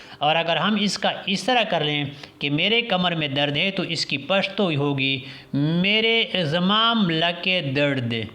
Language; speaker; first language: Urdu; non-native, local second language; Pashto